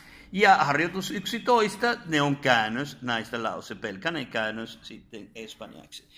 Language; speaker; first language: Finnish; non-native, fluent; Spanish